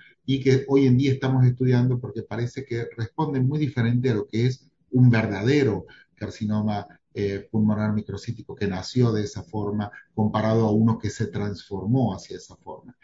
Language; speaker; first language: Spanish; native; Spanish